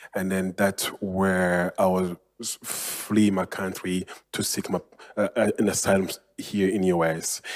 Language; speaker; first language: English; non-native, learner; Rundi